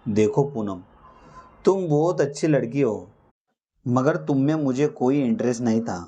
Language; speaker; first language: Hindi; non-native, local second language; Marathi